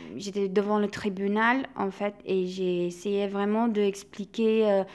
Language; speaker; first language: French; non-native, fluent; Albanian